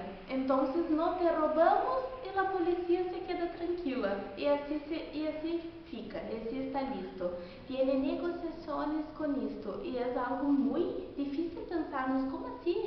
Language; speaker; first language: Spanish; non-native, learner; Portuguese